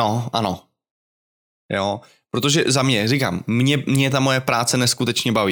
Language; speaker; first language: Czech; native; Czech